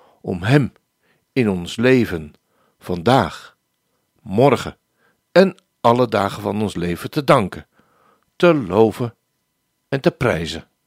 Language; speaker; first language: Dutch; native; Dutch